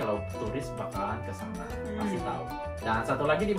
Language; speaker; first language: Indonesian; native; Indonesian